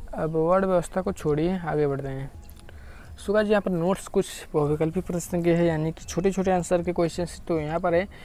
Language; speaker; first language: Hindi; native; Hindi